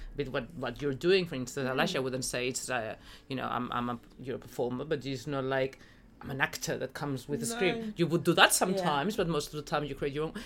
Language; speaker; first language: English; non-native, fluent; Spanish